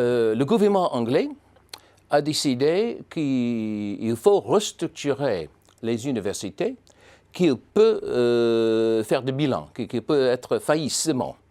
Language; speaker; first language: French; non-native, fluent; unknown